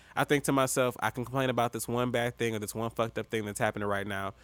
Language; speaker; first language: English; native; English